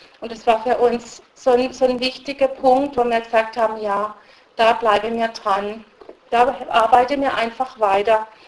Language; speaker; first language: German; early bilingual, other home language; Russian